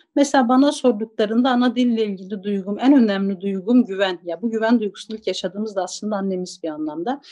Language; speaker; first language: Turkish; non-native, local second language; Zaza